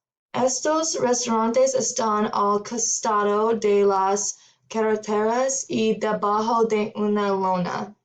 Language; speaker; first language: Spanish; non-native, learner; English